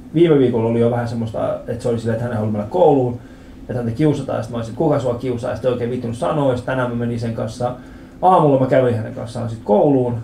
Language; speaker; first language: Finnish; early bilingual, other home language; Persian